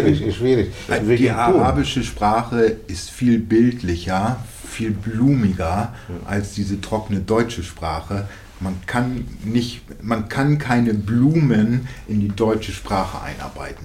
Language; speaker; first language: German; non-native, learner; Arabic